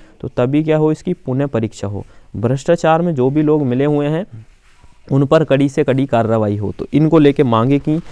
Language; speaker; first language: Hindi; native; Hindi